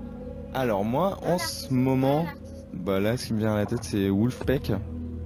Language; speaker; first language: French; native; French